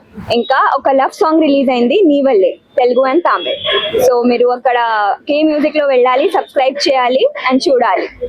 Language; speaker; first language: Telugu; early bilingual, heritage; Telugu